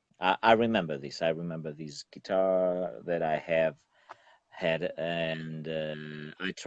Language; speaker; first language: English; non-native, learner; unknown